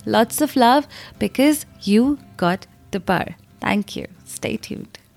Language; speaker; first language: English; non-native, local second language; Hindi